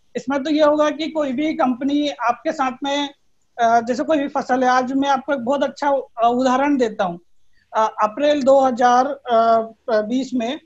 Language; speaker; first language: Hindi; native; Hindi